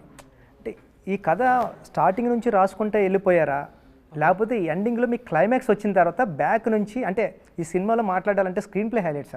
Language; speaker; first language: Telugu; native; Telugu